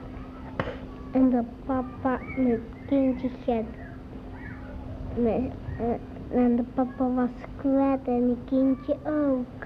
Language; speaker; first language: Dutch; early bilingual, other home language; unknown